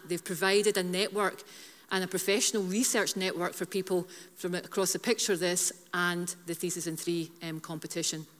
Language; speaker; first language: English; native; English